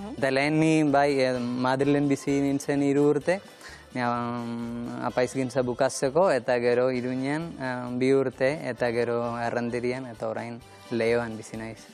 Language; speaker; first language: Basque; non-native, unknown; Malayalam